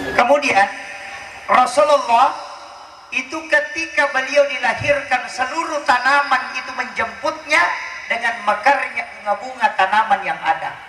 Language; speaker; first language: Indonesian; non-native, local second language; Buginese